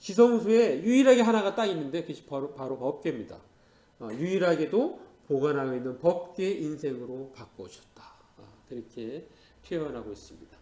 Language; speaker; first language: Korean; native; Korean